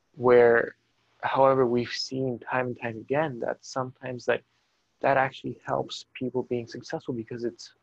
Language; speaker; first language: English; non-native, fluent; Spanish